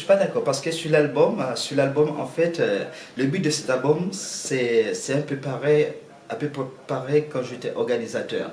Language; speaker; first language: French; non-native, local second language; Haitian Creole